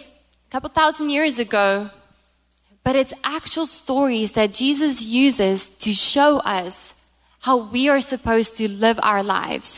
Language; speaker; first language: English; non-native, local second language; Afrikaans